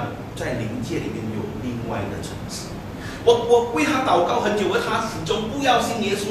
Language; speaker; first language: Chinese; native; Chinese